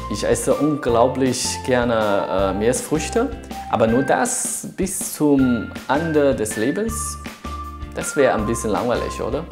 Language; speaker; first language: German; non-native, fluent; Chinese